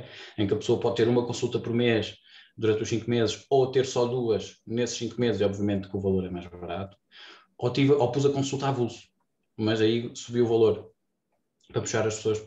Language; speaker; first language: Portuguese; native; Portuguese